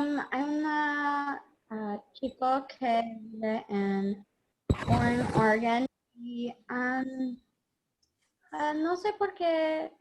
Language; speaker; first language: Spanish; non-native, learner; English